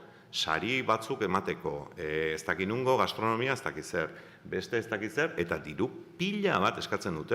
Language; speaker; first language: Basque; native; Basque